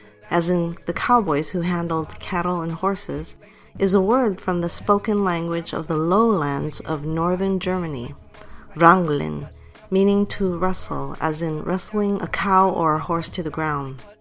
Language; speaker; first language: English; native; English